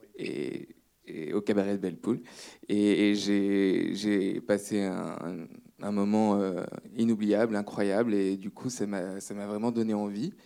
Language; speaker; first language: French; native; French